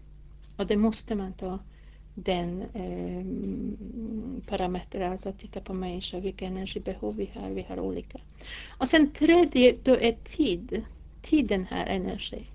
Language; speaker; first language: Swedish; non-native, fluent; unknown